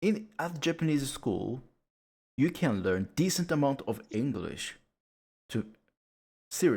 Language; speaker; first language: English; non-native, learner; Japanese